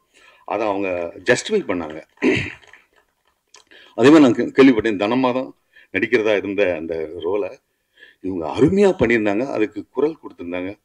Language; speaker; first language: Tamil; native; Tamil